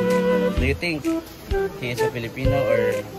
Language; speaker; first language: English; non-native, learner; Filipino